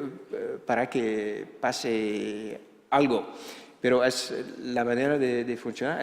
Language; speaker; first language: Spanish; non-native, fluent; Dutch